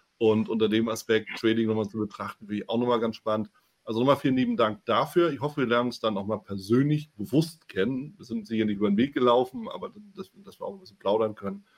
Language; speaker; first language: German; native; German